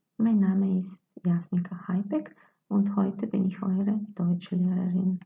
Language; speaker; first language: German; non-native, fluent; Croatian